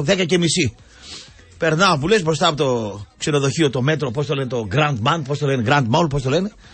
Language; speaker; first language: Greek; native; Greek